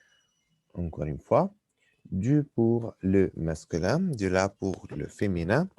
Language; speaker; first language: French; non-native, fluent; Arabic